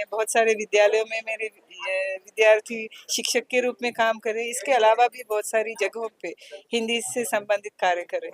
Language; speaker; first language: Hindi; non-native, fluent; Sinhala